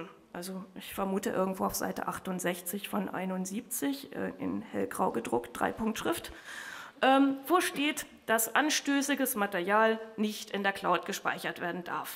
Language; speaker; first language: German; native; German